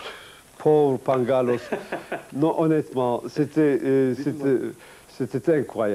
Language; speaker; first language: French; non-native, fluent; Turkish